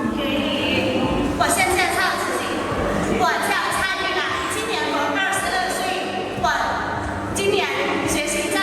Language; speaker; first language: Chinese; non-native, learner; Lao